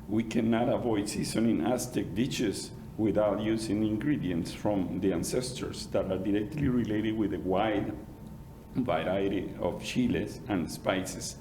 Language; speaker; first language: English; non-native, fluent; Spanish